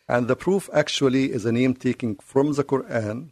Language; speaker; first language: English; non-native, fluent; Arabic